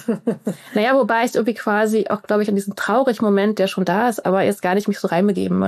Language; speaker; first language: German; native; German